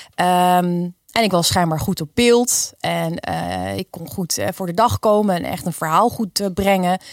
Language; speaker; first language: Dutch; native; Dutch